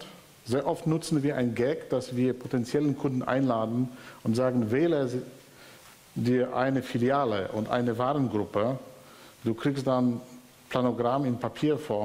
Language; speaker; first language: German; non-native, fluent; Polish